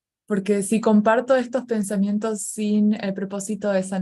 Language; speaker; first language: Spanish; native; Spanish